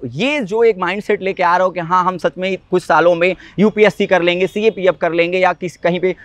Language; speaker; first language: Hindi; native; Hindi